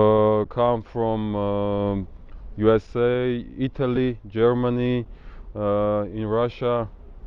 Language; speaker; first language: English; non-native, learner; Armenian